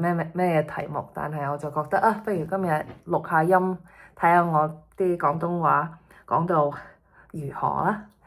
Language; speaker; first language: Chinese; early bilingual, heritage; Cantonese